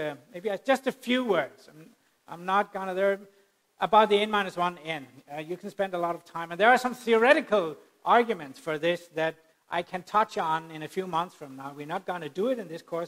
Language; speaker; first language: English; non-native, fluent; Danish